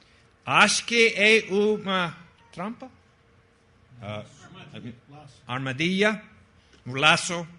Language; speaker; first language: Portuguese; non-native, fluent; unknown